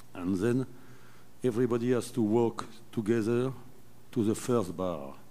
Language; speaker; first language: English; non-native, fluent; French